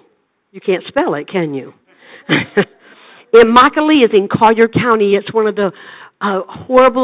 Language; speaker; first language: English; native; English